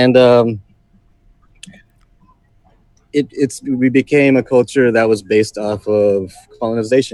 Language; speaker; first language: English; native; English